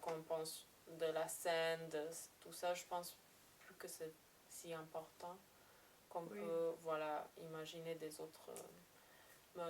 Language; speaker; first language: French; non-native, fluent; Serbian